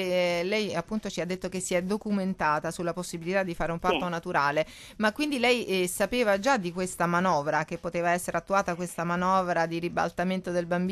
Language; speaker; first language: Italian; native; Italian